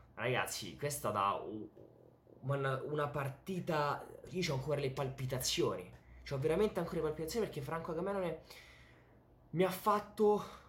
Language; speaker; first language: Italian; native; Italian